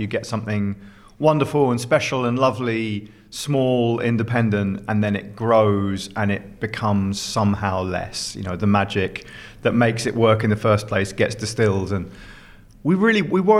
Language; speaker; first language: English; native; English